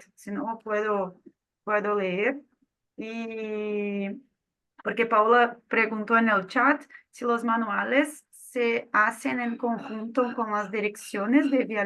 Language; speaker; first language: Spanish; non-native, fluent; Portuguese